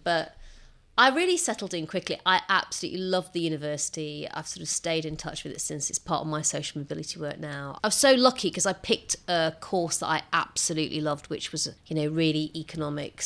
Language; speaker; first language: English; native; English